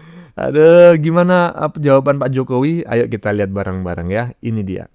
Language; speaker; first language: Indonesian; native; Indonesian